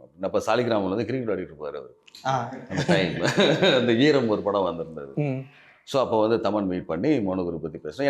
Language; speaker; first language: Tamil; native; Tamil